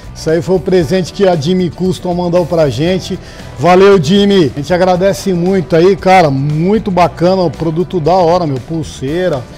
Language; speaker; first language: Portuguese; native; Portuguese